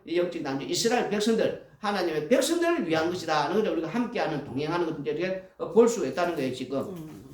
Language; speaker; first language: Korean; native; Korean